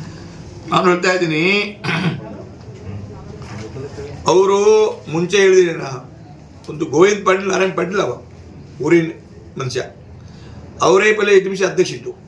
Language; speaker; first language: Kannada; non-native, local second language; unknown